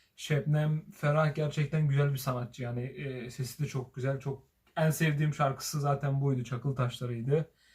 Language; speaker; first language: Turkish; native; Turkish